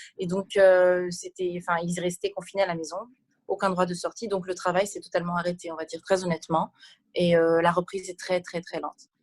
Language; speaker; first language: French; non-native, local second language; Arabic